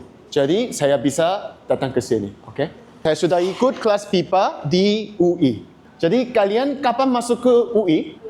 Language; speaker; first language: Indonesian; non-native, learner; Korean